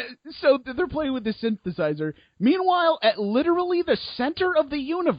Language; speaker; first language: English; native; English